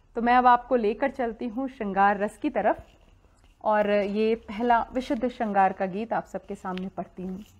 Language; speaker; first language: Hindi; native; Hindi